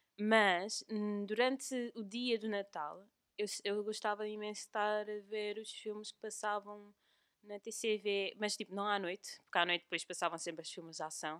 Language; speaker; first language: Portuguese; non-native, local second language; Kabuverdianu